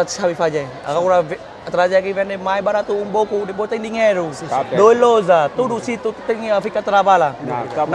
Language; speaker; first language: Portuguese; non-native, learner; Vietnamese